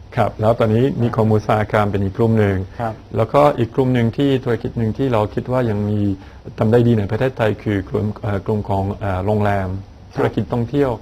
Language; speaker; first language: Thai; non-native, fluent; French